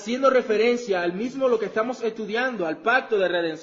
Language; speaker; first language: Spanish; native; Spanish